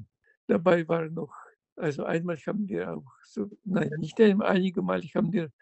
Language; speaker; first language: German; non-native, fluent; Russian